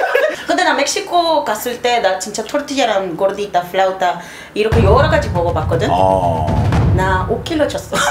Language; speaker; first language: Korean; non-native, fluent; Spanish